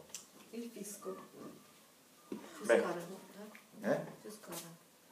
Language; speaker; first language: Italian; non-native, learner; Russian